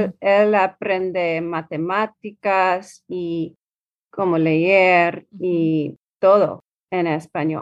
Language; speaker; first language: Spanish; non-native, learner; English